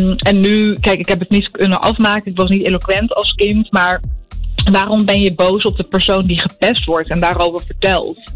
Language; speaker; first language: Dutch; early bilingual, other home language; Arabic